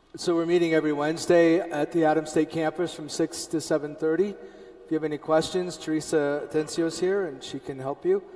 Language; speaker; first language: English; early bilingual, other home language; Spanish